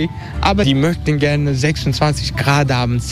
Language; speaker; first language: German; non-native, fluent; Turkish